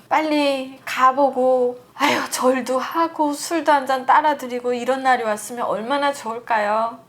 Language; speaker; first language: Korean; native; Korean